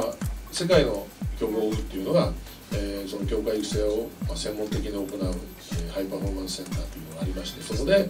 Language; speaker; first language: Japanese; native; Japanese